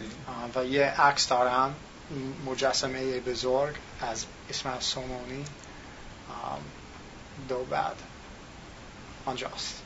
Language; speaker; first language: Tajik; non-native, learner; English